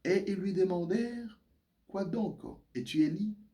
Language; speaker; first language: French; non-native, local second language; Swahili